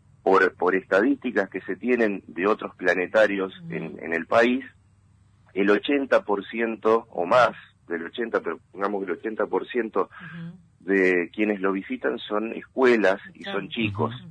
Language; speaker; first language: Spanish; native; Spanish